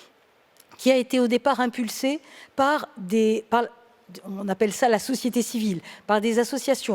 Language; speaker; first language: French; native; French